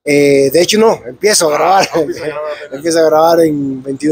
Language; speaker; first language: Spanish; native; Spanish